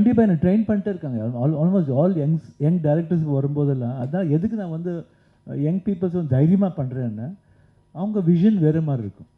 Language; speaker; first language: Tamil; non-native, local second language; Kannada